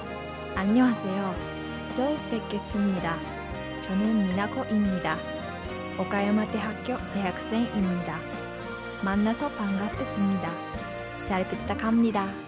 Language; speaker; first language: Korean; non-native, learner; Japanese